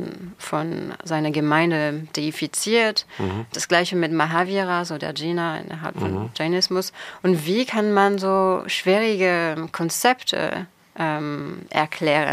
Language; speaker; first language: German; non-native, fluent; French